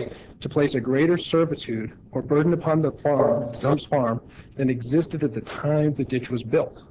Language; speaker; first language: English; native; English